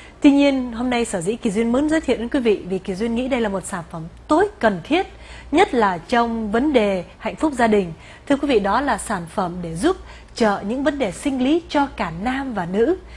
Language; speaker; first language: Vietnamese; native; Vietnamese